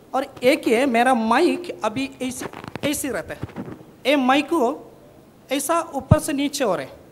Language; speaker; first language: Hindi; non-native, local second language; Malayalam